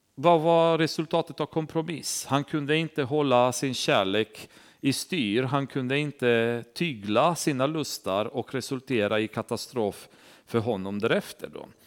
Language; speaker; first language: Swedish; non-native, fluent; Romanian